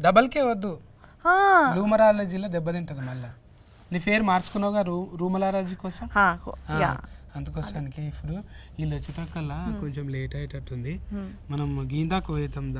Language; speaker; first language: Telugu; native; Telugu